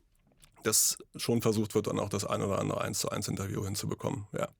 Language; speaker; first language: German; native; German